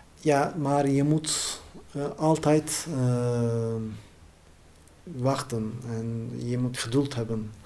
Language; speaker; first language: Dutch; non-native, learner; Turkish